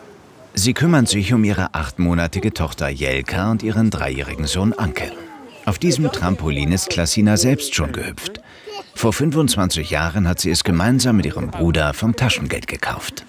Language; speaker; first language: German; native; German